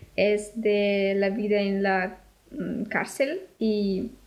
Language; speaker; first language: Spanish; non-native, learner; Russian